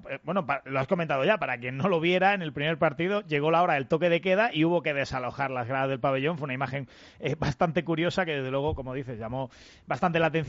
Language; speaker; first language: Spanish; native; Spanish